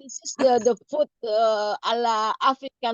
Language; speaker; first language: English; non-native, learner; Indonesian